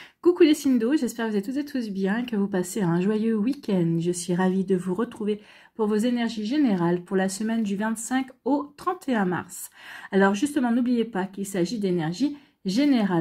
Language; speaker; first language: French; native; French